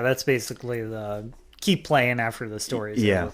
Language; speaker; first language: English; native; English